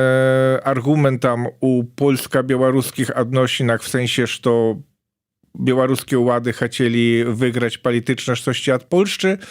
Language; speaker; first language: Polish; non-native, learner; Belarusian